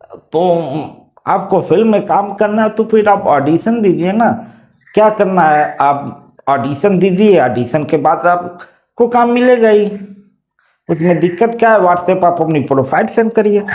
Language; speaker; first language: Hindi; native; Hindi